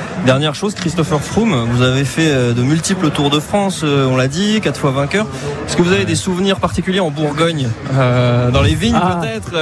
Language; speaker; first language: French; native; French